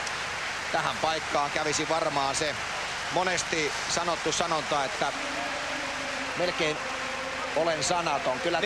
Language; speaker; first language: Finnish; native; Finnish